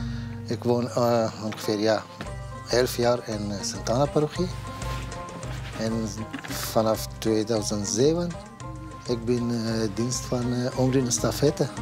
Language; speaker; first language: Dutch; non-native, learner; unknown